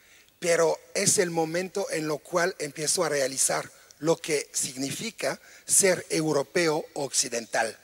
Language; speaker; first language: Spanish; non-native, fluent; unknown